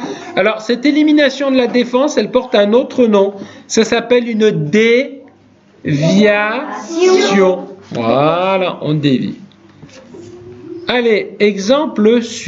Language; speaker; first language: French; native; French